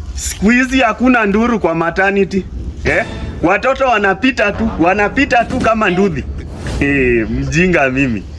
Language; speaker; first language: Swahili; native; Swahili